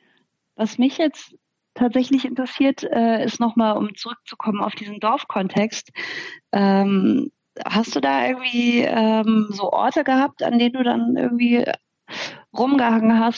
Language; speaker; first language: German; native; German